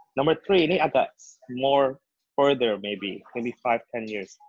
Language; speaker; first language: English; non-native, fluent; Indonesian